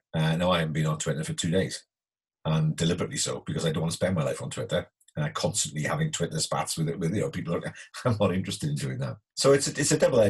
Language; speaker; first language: English; native; English